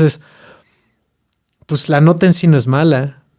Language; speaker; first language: Spanish; native; Spanish